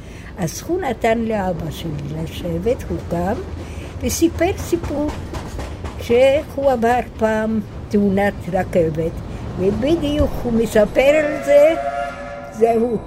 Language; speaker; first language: Hebrew; non-native, fluent; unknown